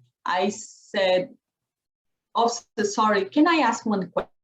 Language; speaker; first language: English; non-native, learner; Portuguese